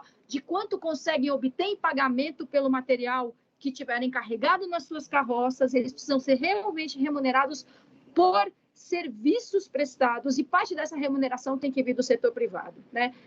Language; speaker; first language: Portuguese; native; Portuguese